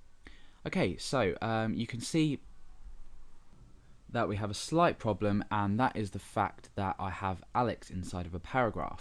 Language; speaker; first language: English; native; English